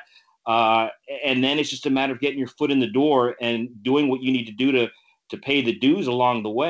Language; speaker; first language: English; native; English